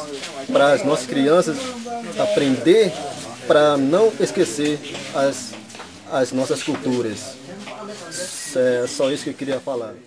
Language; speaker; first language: Portuguese; non-native, local second language; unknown